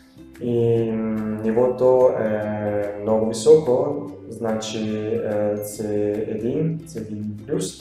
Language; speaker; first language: Bulgarian; non-native, learner; Italian